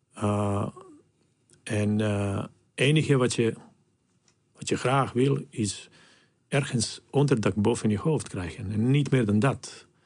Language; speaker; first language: Dutch; non-native, fluent; Bosnian